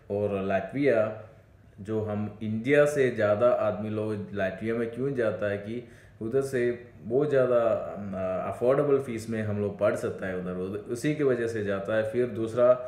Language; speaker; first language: Hindi; non-native, local second language; Malayalam